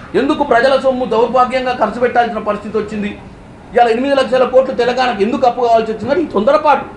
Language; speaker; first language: Telugu; native; Telugu